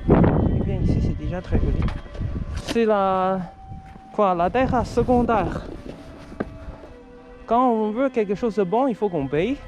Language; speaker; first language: French; non-native, fluent; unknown